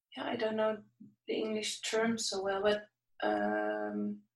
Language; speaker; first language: English; non-native, fluent; Dutch